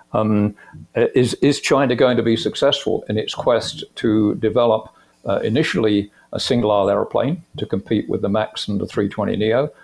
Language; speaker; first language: English; native; English